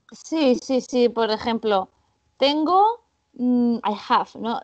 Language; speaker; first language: Spanish; native; Spanish